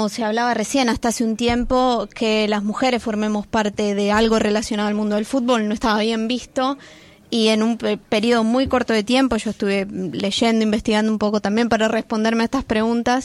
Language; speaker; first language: Spanish; native; Spanish